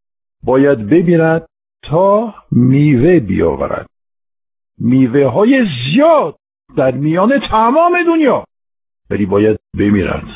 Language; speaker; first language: Persian; non-native, fluent; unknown